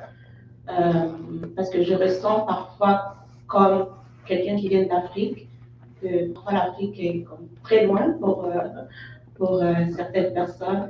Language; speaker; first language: French; non-native, local second language; Kinyarwanda